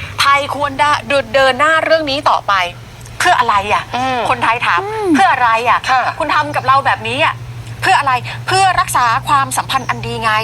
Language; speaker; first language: Thai; native; Thai